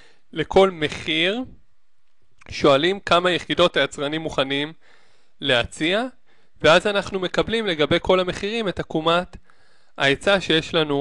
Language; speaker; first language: Hebrew; native; Hebrew